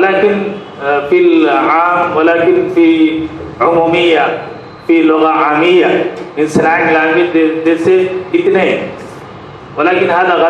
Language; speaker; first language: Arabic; non-native, fluent; Urdu